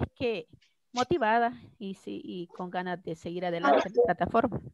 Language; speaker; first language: Spanish; native; Spanish